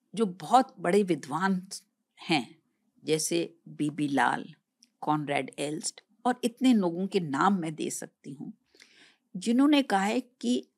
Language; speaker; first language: Hindi; native; Hindi